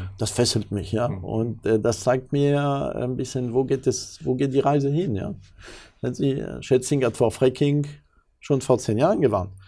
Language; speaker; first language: German; non-native, fluent; French